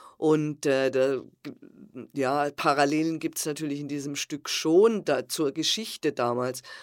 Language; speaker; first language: German; native; German